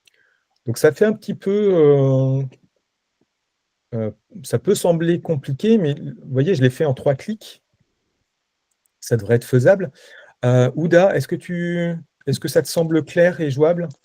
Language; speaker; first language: French; native; French